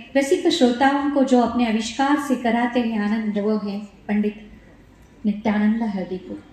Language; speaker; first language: Hindi; non-native, local second language; Marathi